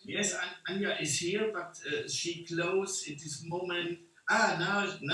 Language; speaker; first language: English; non-native, learner; German